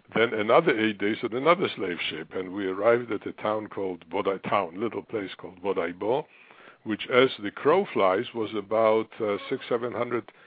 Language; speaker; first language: English; non-native, fluent; Russian